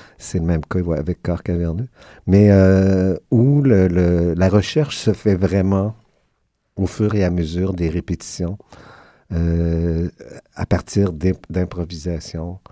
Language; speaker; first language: French; native; French